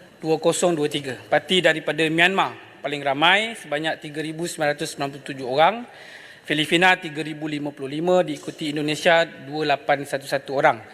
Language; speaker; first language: Malay; native; Malay